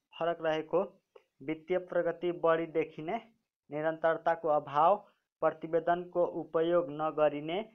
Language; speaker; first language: Nepali; non-native, local second language; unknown